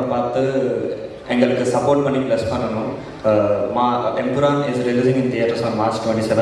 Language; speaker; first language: Tamil; non-native, learner; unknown